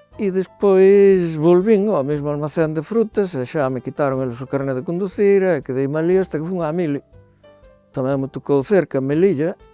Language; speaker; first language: Galician; native; Galician